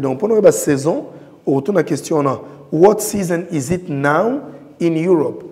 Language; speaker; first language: French; non-native, local second language; Lingala